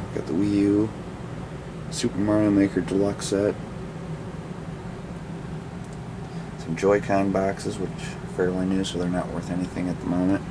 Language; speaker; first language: English; native; English